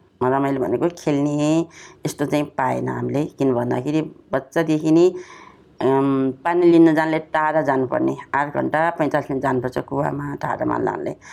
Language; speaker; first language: Nepali; non-native, local second language; Newari